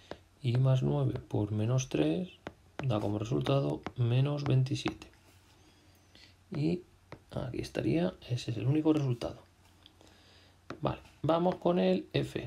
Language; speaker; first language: Spanish; native; Spanish